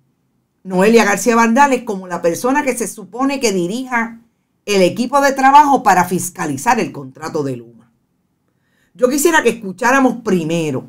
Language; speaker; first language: Spanish; native; Spanish